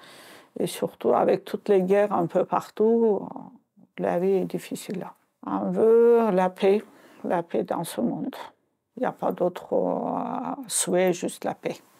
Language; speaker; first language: French; non-native, fluent; Azerbaijani